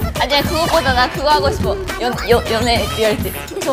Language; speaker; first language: Korean; early bilingual, heritage; Korean